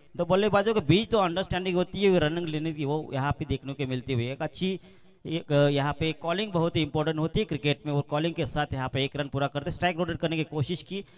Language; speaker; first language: Hindi; non-native, local second language; Marathi